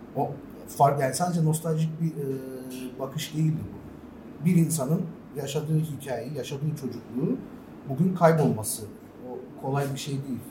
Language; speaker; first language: Turkish; non-native, local second language; Armenian